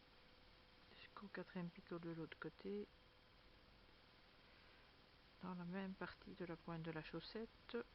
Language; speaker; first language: French; native; French